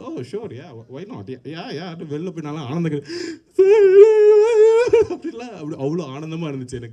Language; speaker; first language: Tamil; native; Tamil